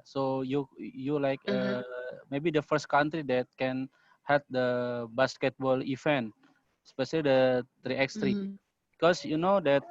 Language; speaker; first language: English; non-native, learner; Indonesian